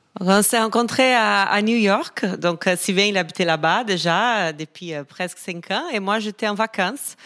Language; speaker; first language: French; non-native, fluent; Portuguese